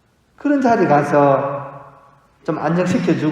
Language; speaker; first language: Korean; native; Korean